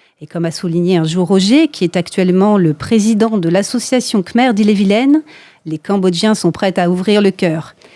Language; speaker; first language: French; native; French